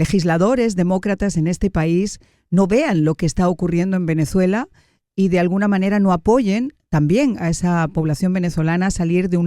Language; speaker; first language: Spanish; native; Spanish